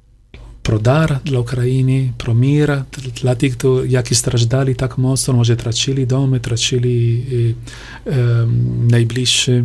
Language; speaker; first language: Polish; non-native, learner; Italian